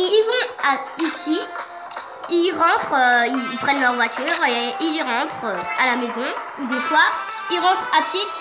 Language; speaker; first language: French; native; French